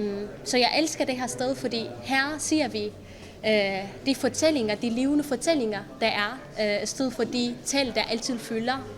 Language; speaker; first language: Danish; non-native, fluent; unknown